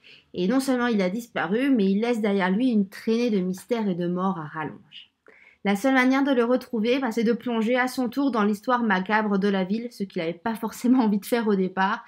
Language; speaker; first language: French; native; French